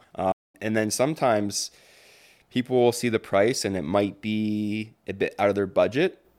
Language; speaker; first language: English; native; English